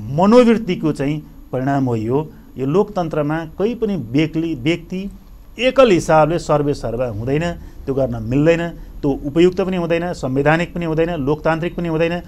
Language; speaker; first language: Nepali; native; Nepali